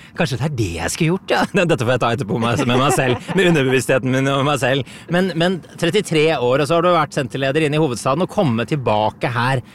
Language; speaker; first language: Norwegian; native; Norwegian